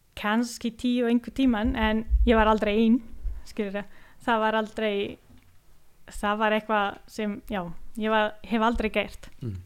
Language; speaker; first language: Icelandic; non-native, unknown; Italian